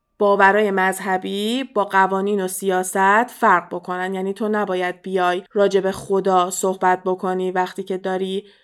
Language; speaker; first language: Persian; early bilingual, heritage; Persian